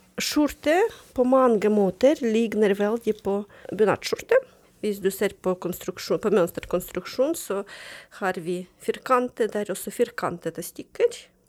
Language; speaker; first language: Norwegian; non-native, fluent; Ukrainian